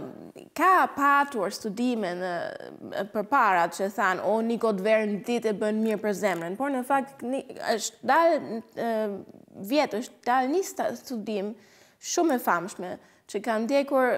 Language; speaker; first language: Albanian; non-native, fluent; German